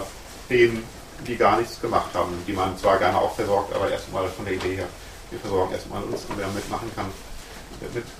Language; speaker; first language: German; native; German